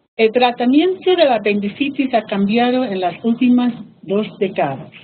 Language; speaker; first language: Spanish; early bilingual, heritage; Spanish